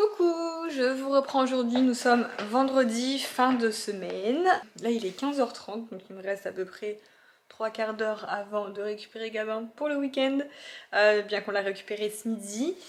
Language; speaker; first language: French; native; French